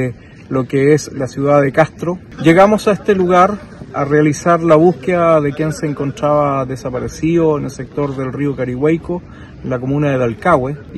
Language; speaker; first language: Spanish; native; Spanish